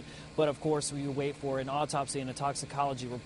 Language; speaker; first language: English; native; English